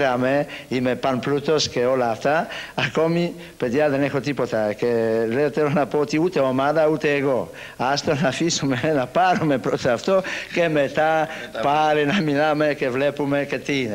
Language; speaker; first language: Greek; non-native, learner; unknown